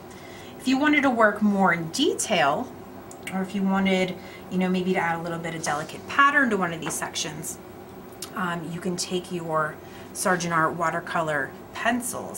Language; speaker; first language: English; native; English